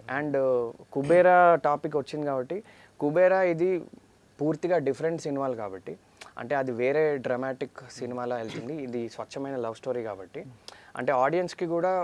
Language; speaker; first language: Telugu; native; Telugu